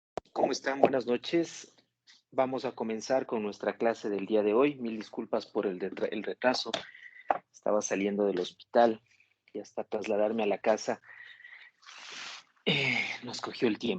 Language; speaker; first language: Spanish; native; Spanish